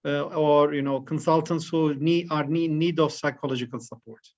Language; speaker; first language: English; non-native, fluent; Turkish